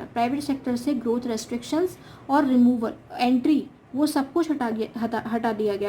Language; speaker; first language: Hindi; native; Hindi